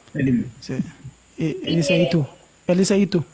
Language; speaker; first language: Spanish; non-native, learner; Haitian Creole